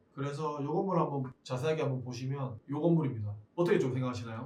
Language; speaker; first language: Korean; native; Korean